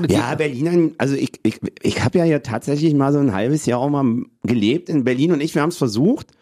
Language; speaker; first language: German; native; German